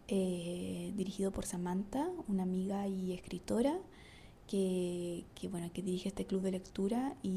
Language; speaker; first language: Spanish; native; Spanish